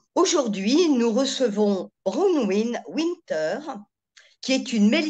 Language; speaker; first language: French; native; French